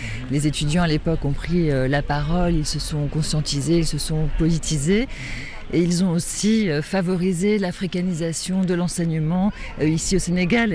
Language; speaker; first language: French; native; French